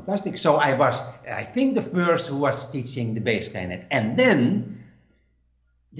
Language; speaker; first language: English; non-native, fluent; Dutch